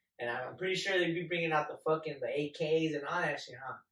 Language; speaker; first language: English; early bilingual, other home language; Spanish